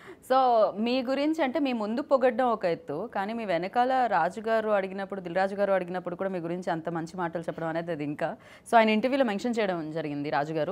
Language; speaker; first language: Telugu; native; Telugu